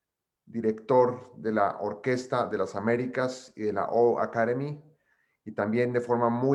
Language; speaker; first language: Spanish; native; Spanish